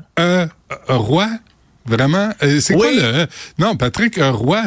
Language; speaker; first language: French; native; French